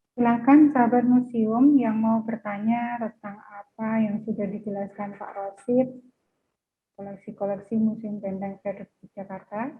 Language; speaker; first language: Indonesian; native; Indonesian